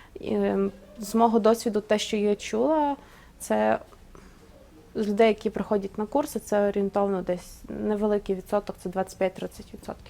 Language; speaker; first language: Ukrainian; native; Ukrainian